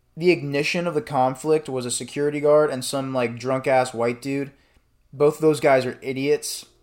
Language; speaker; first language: English; native; English